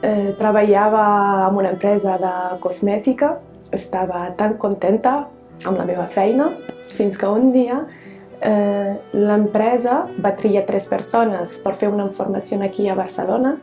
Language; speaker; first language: Catalan; non-native, fluent; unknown